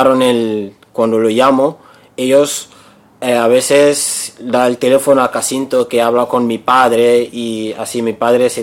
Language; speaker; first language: Spanish; non-native, learner; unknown